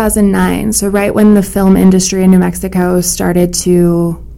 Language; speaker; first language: English; native; English